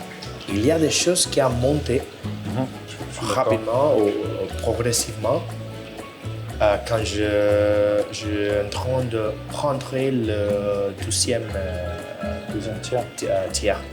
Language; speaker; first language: French; non-native, fluent; Spanish